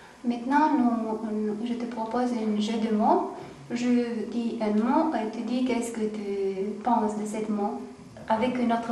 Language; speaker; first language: French; non-native, learner; Romanian